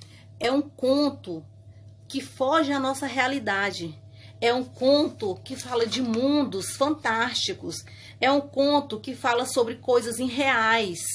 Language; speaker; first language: Portuguese; native; Portuguese